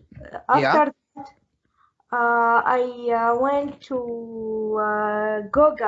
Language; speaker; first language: English; non-native, learner; Arabic